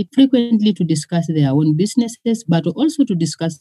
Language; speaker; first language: English; non-native, local second language; Masai